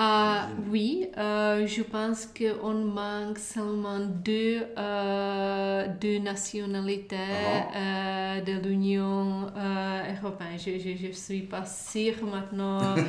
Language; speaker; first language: French; non-native, learner; Czech